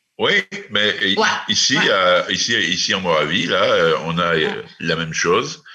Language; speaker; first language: French; native; French